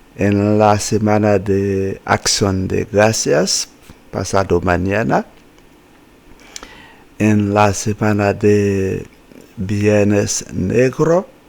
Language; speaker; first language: Spanish; non-native, fluent; Haitian Creole